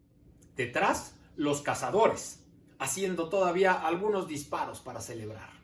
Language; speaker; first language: Spanish; native; Spanish